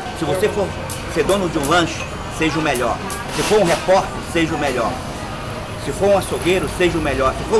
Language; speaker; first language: Portuguese; native; Portuguese